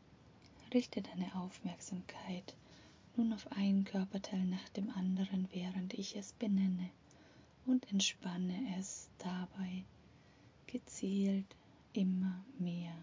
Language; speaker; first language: German; native; German